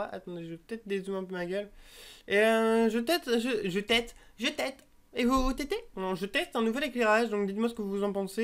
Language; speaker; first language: French; native; French